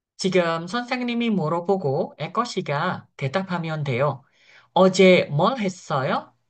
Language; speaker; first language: Korean; non-native, fluent; Indonesian